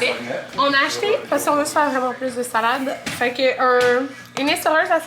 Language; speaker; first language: French; native; French